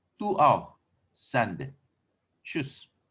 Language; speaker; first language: German; non-native, fluent; Turkish